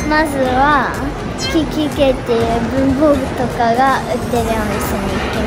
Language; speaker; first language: Japanese; early bilingual, heritage; Japanese